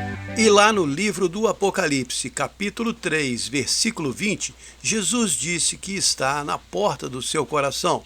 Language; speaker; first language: Portuguese; native; Portuguese